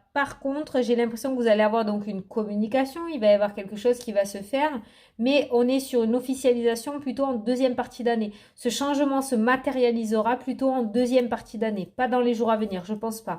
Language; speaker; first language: French; native; French